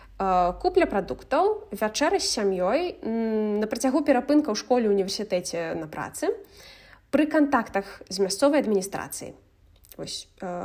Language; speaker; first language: Belarusian; non-native, local second language; Russian